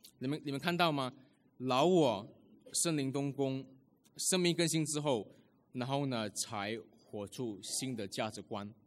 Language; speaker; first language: Chinese; early bilingual, heritage; Chinese